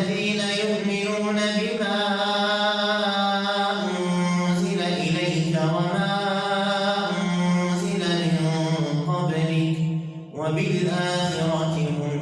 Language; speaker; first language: Arabic; native; Arabic